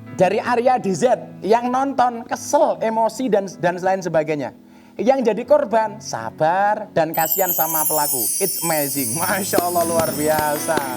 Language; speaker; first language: Indonesian; native; Indonesian